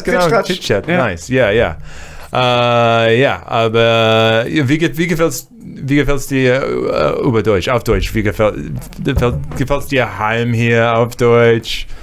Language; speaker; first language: German; non-native, learner; English